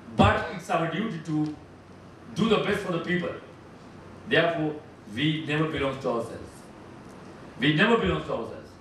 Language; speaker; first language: English; non-native, local second language; Sinhala